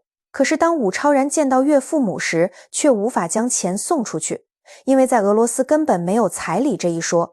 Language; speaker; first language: Chinese; native; Chinese